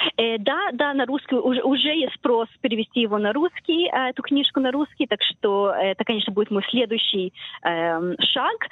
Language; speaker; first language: Russian; early bilingual, heritage; Russian